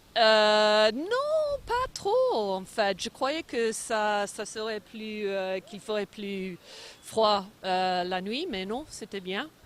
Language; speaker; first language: French; non-native, fluent; English